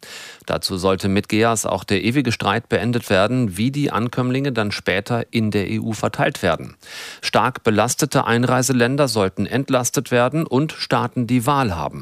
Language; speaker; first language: German; native; German